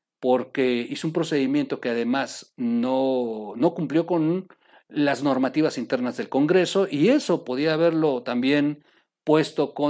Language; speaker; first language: Spanish; native; Spanish